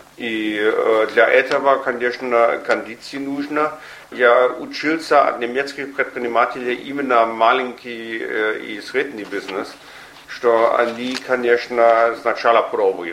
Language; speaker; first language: Russian; non-native, fluent; German